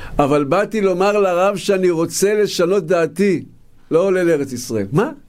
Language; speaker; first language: Hebrew; native; Hebrew